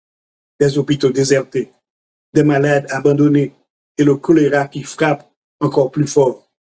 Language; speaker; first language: French; non-native, local second language; Haitian Creole